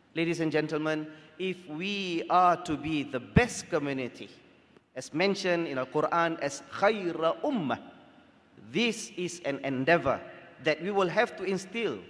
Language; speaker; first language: English; non-native, local second language; Malay